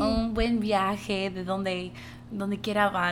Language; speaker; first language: Spanish; early bilingual, heritage; Spanish